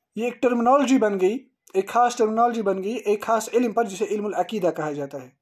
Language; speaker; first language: Urdu; native; Urdu